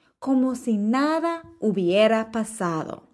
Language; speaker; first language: Spanish; non-native, fluent; English